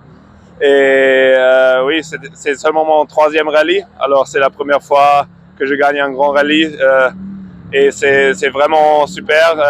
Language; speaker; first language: French; non-native, fluent; German